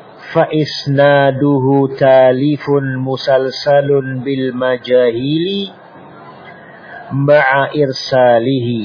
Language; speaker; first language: Arabic; non-native, fluent; Indonesian